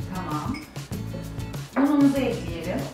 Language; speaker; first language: Turkish; native; Turkish